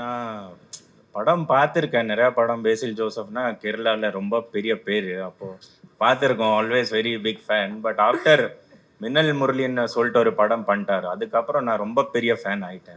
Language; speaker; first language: Tamil; non-native, local second language; Malayalam